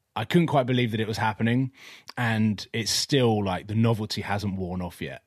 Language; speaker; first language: English; native; English